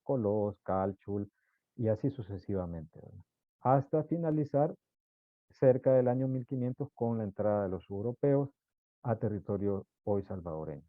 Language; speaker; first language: Spanish; native; Spanish